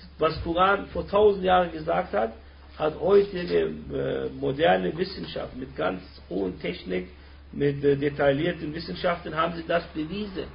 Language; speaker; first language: German; early bilingual, other home language; Turkish